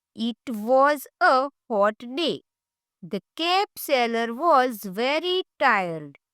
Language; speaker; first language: English; non-native, local second language; Gujarati